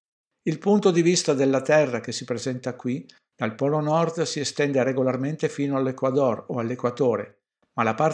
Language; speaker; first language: Italian; native; Italian